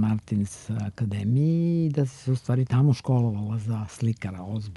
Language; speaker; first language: Serbian; native; Serbian